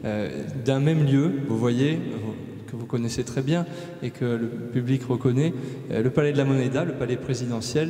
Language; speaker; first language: French; native; French